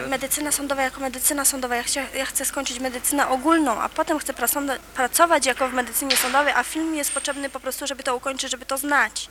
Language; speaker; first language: Polish; native; Polish